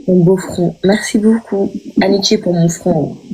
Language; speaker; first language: French; native; French